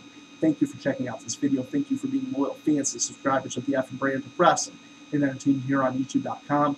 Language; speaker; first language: English; native; English